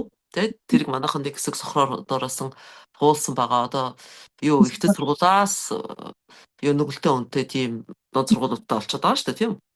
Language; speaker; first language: Mongolian; native; Mongolian